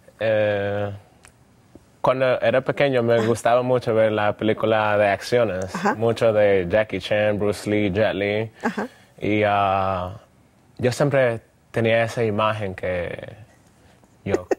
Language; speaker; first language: Spanish; early bilingual, other home language; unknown